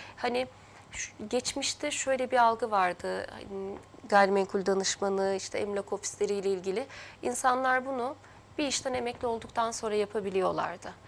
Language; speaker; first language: Turkish; early bilingual, heritage; Turkish